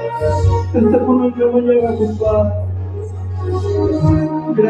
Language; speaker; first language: Spanish; non-native, local second language; Quechua